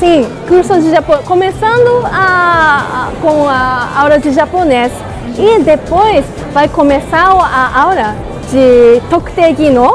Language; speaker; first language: Portuguese; non-native, learner; Japanese